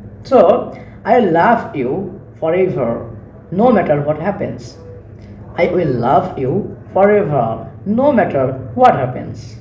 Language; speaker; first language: English; non-native, local second language; Bangla